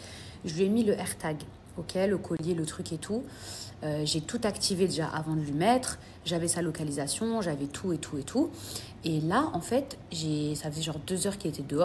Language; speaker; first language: French; native; French